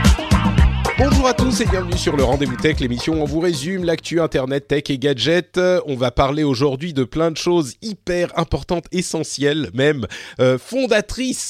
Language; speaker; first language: French; native; French